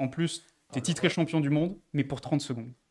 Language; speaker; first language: French; native; French